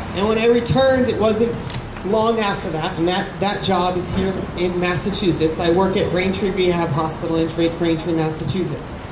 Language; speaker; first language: English; native; English